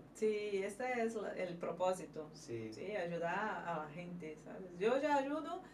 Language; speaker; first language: Spanish; non-native, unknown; Portuguese